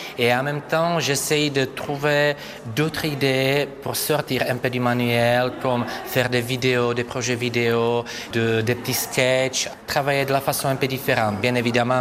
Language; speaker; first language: French; non-native, fluent; Czech